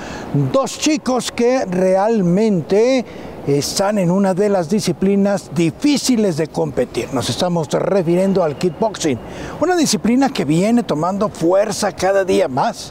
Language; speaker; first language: Spanish; native; Spanish